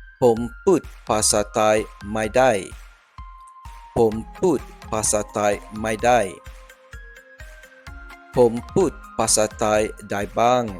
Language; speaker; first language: Thai; non-native, learner; English